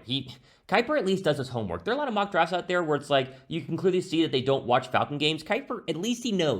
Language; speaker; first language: English; native; English